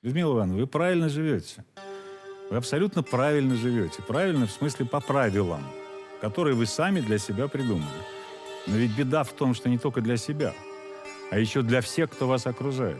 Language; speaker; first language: Russian; native; Russian